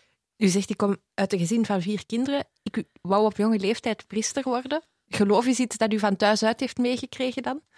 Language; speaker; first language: Dutch; native; Dutch